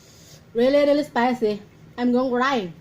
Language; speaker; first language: English; non-native, learner; Indonesian